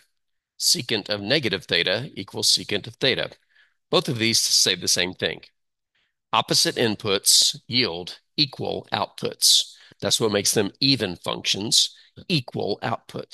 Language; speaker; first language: English; native; English